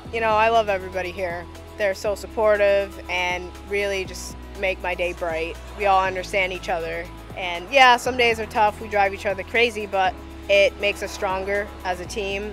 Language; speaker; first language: English; native; English